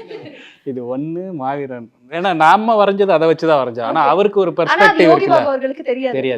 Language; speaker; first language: Tamil; native; Tamil